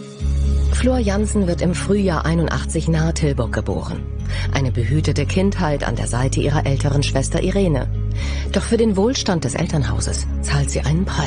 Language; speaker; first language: German; native; German